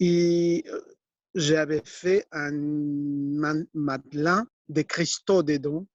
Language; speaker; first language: French; non-native, fluent; Spanish